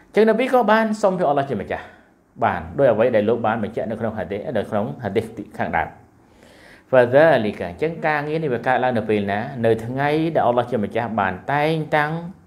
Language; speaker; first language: Khmer; non-native, local second language; Western Cham